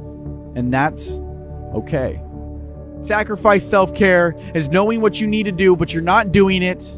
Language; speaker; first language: English; native; English